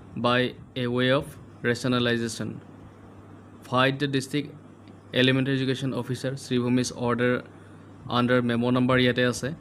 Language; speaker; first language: English; non-native, local second language; Assamese